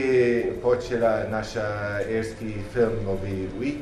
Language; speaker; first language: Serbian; non-native, learner; English